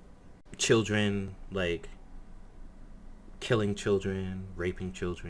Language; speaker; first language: English; native; English